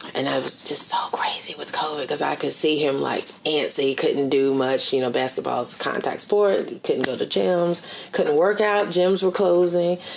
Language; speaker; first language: English; native; English